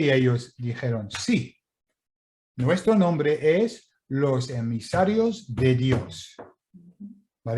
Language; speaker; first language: Spanish; non-native, fluent; English